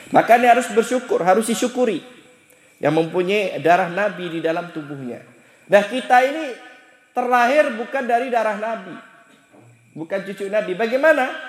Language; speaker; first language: Indonesian; native; Indonesian